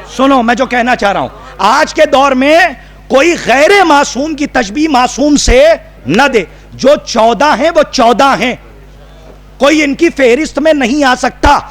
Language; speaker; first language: Urdu; native; Urdu